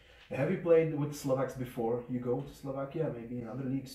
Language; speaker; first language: English; non-native, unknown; Slovak